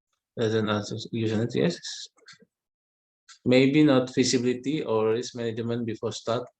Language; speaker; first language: English; non-native, learner; Indonesian